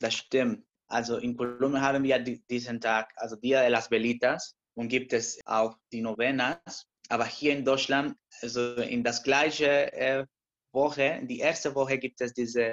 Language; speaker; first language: German; non-native, learner; Spanish